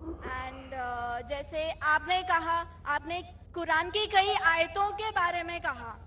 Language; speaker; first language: Hindi; native; Hindi